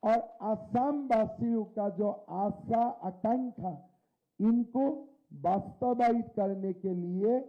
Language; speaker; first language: Hindi; non-native, local second language; Assamese